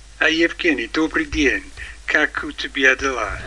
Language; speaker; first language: Russian; non-native, learner; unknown